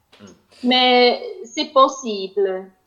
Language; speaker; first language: French; non-native, local second language; German